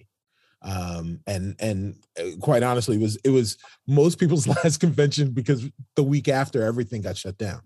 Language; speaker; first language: English; native; English